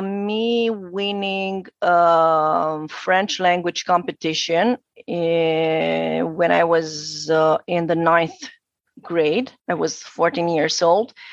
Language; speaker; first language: English; non-native, fluent; Romanian